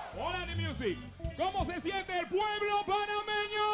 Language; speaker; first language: Spanish; native; Spanish